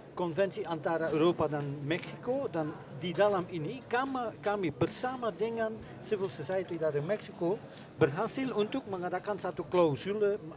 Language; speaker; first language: Indonesian; non-native, fluent; Dutch